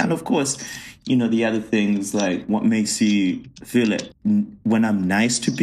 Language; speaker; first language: English; non-native, local second language; Ganda